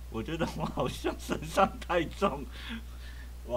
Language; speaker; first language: Chinese; native; Chinese